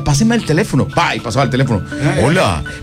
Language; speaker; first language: Spanish; native; Spanish